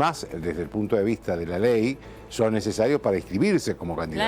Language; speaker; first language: Spanish; native; Spanish